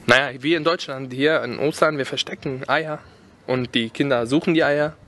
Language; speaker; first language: German; native; German